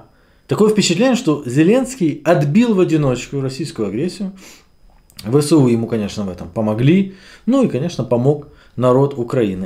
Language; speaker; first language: Russian; native; Russian